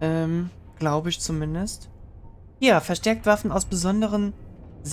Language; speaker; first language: German; native; German